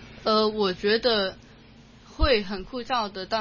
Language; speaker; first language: Chinese; non-native, local second language; Cantonese